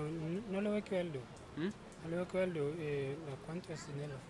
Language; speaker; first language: Spanish; non-native, learner; Haitian Creole